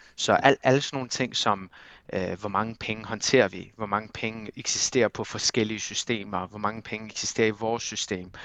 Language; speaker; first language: Danish; early bilingual, other home language; Armenian